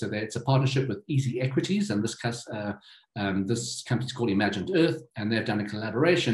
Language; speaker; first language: English; native; English